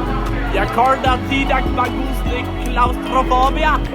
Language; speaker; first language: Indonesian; non-native, learner; Swedish